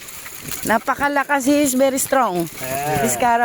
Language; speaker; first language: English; non-native, local second language; Filipino